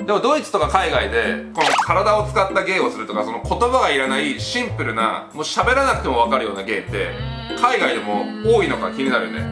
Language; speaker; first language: Japanese; native; Japanese